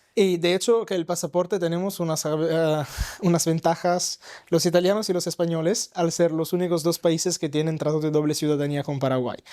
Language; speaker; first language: Spanish; non-native, fluent; Italian